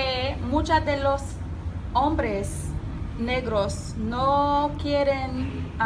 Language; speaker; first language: Spanish; non-native, learner; English